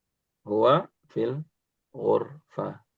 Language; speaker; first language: Arabic; non-native, fluent; Indonesian